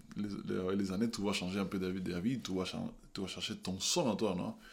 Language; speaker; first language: French; non-native, fluent; Spanish